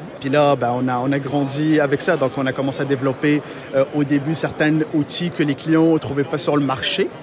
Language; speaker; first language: French; non-native, local second language; Arabic